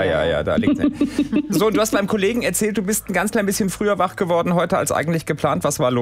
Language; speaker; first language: German; native; German